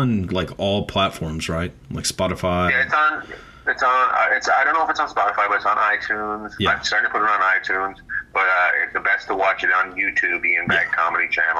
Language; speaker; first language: English; native; English